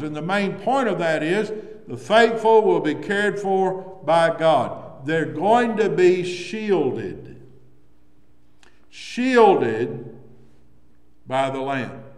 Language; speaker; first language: English; native; English